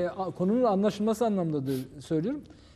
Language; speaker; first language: Turkish; native; Turkish